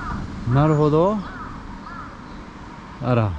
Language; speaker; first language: Japanese; non-native, fluent; Romanian